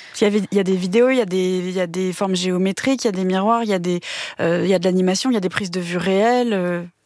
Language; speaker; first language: French; native; French